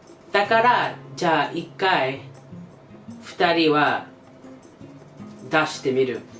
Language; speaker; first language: Japanese; non-native, learner; English